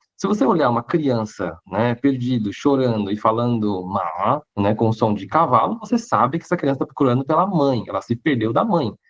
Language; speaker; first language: Portuguese; early bilingual, other home language; Hakka Chinese